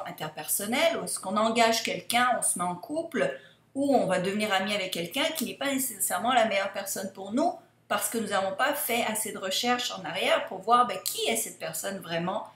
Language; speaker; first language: French; native; French